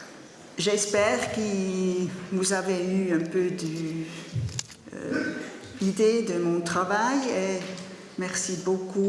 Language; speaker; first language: French; non-native, learner; German